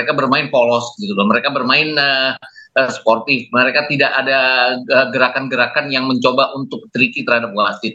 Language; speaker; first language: Indonesian; native; Indonesian